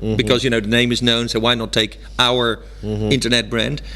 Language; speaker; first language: English; non-native, fluent; Dutch